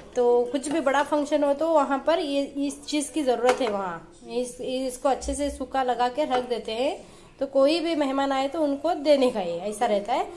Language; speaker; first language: Hindi; non-native, local second language; Urdu